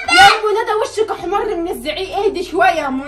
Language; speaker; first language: Arabic; native; Arabic